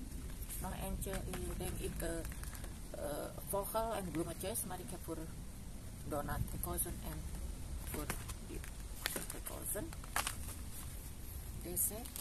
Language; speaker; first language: Dutch; non-native, learner; Indonesian